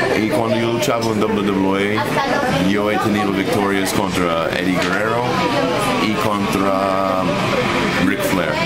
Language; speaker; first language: Spanish; non-native, fluent; English